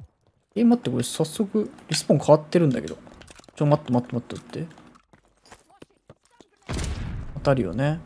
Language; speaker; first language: Japanese; native; Japanese